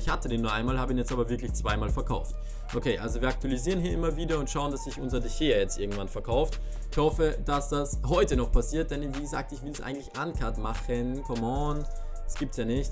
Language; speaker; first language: German; native; German